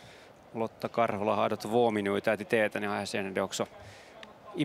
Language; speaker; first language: Swedish; native; Swedish